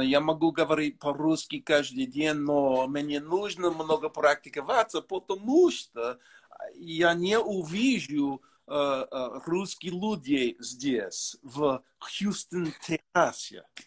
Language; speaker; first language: Russian; non-native, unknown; English